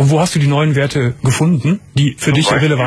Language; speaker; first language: German; native; German